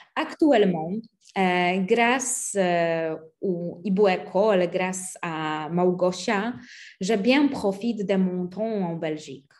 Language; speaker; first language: French; non-native, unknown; Polish